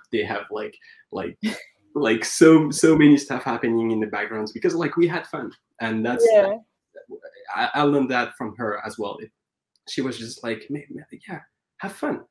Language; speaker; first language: English; non-native, fluent; French